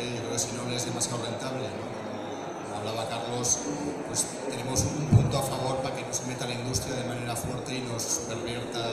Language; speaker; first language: Spanish; native; Spanish